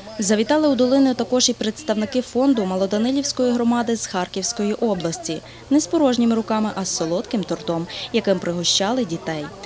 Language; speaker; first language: Ukrainian; native; Ukrainian